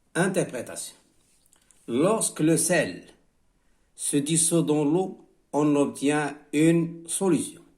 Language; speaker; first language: French; non-native, local second language; Arabic